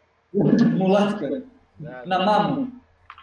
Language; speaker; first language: Russian; non-native, learner; Serbian